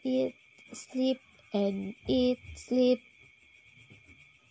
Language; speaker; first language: English; non-native, local second language; Malay